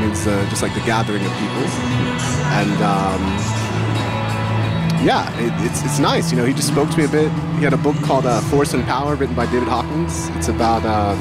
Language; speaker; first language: English; native; English